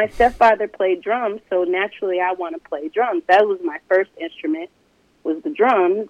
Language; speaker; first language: English; native; English